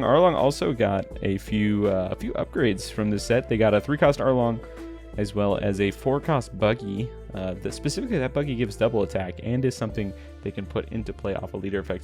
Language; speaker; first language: English; native; English